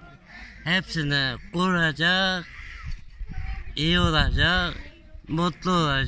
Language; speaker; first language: Turkish; non-native, local second language; Kurdish